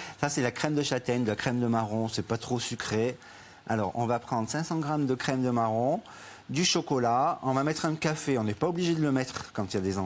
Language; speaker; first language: French; native; French